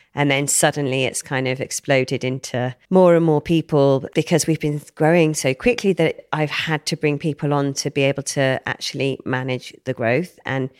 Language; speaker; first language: English; native; English